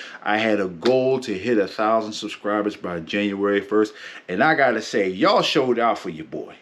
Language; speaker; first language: English; native; English